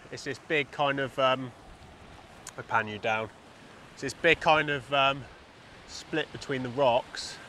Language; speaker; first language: English; native; English